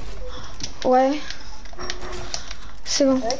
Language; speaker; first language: French; native; French